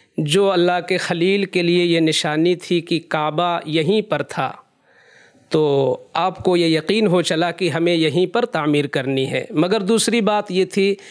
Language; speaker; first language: Hindi; native; Hindi